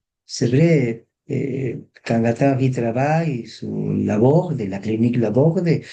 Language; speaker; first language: French; non-native, fluent; Spanish